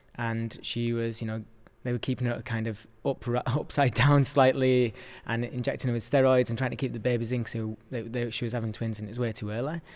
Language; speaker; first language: English; native; English